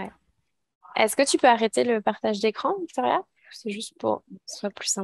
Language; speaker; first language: French; native; French